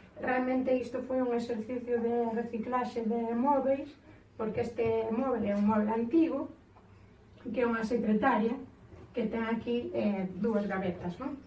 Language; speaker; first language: Galician; native; Galician